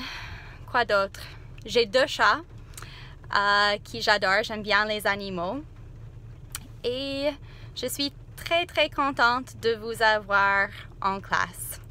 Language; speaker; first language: French; non-native, fluent; English